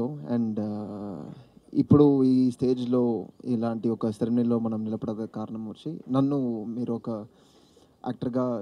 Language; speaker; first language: Telugu; non-native, fluent; Tamil